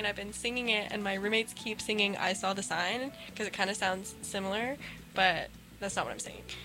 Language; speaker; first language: English; native; English